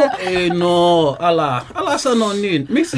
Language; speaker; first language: Finnish; non-native, learner; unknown